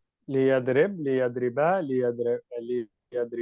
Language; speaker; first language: Arabic; non-native, learner; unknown